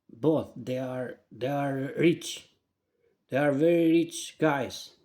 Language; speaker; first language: English; non-native, learner; Albanian